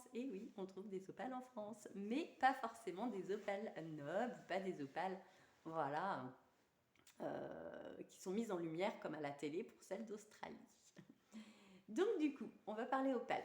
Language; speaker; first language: French; native; French